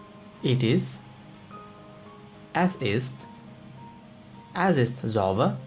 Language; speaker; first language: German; non-native, fluent; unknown